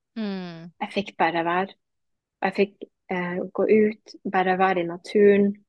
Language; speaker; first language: Norwegian; native; Norwegian